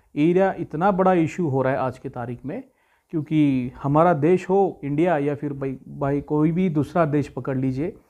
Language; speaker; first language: Hindi; non-native, local second language; Marathi